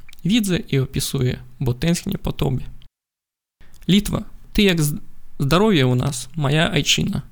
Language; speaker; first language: Polish; non-native, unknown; Belarusian